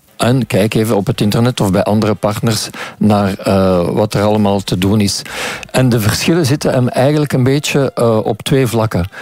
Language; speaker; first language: Dutch; native; Dutch